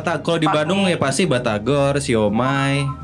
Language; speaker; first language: Indonesian; native; Indonesian